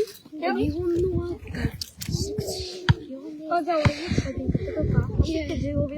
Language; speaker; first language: Japanese; native; Japanese